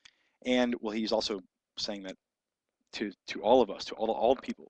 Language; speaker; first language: English; native; English